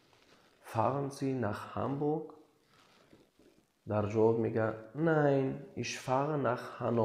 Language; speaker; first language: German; non-native, learner; Tajik